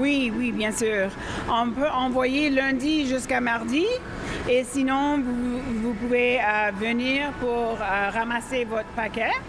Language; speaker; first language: French; non-native, fluent; English